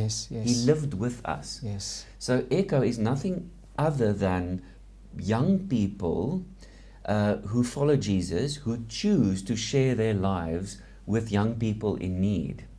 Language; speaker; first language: English; non-native, local second language; Afrikaans